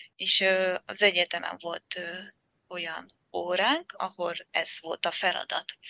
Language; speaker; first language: Hungarian; non-native, fluent; Japanese